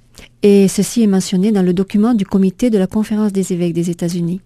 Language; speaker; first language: French; native; French